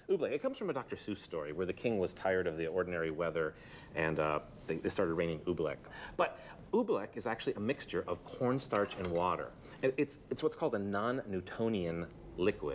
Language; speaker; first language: English; native; English